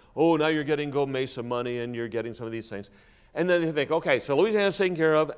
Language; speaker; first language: English; native; English